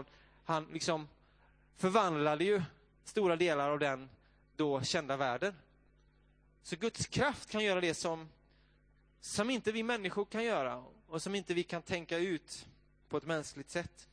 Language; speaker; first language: Swedish; native; Swedish